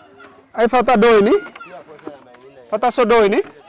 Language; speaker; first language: Portuguese; non-native, learner; Vietnamese